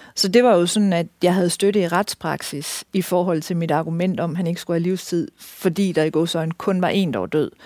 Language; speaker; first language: Danish; native; Danish